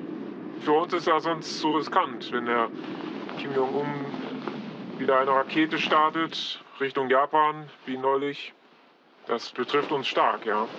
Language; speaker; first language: German; non-native, fluent; Polish